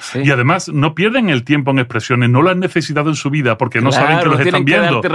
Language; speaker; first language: Spanish; early bilingual, other home language; French